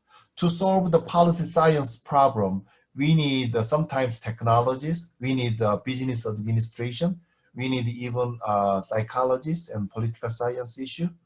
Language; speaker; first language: English; non-native, fluent; Korean